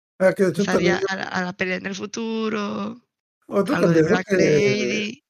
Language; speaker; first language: Spanish; native; Spanish